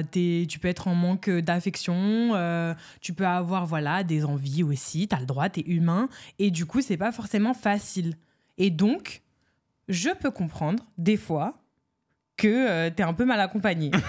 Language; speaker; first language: French; native; French